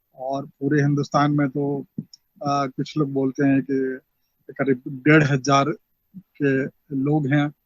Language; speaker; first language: Hindi; non-native, local second language; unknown